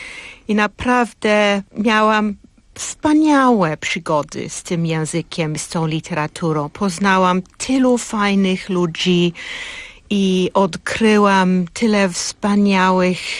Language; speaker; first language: Polish; non-native, fluent; English